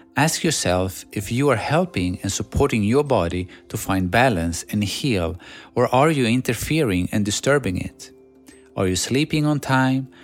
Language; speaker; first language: English; non-native, fluent; Swedish